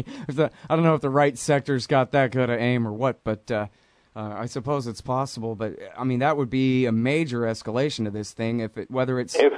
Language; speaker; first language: English; native; English